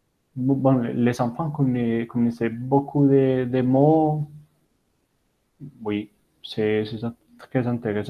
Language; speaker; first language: French; non-native, learner; Spanish